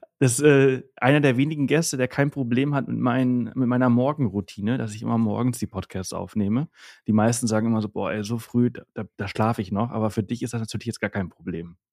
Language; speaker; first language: German; early bilingual, heritage; German